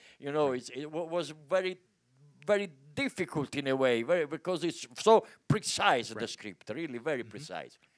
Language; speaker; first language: English; non-native, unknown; Italian